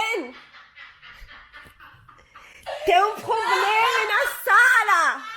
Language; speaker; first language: Portuguese; non-native, fluent; French